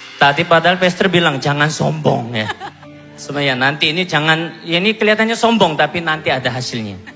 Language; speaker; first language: Indonesian; non-native, fluent; Korean